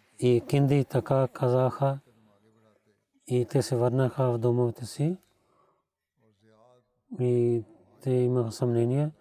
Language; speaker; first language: Bulgarian; non-native, learner; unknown